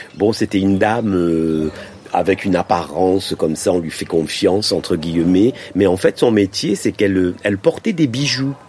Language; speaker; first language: French; native; French